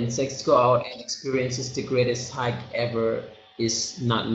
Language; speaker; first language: English; non-native, learner; Indonesian